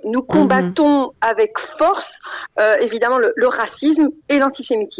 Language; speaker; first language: French; non-native, local second language; Arabic